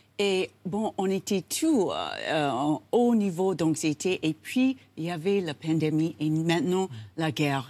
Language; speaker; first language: French; non-native, learner; English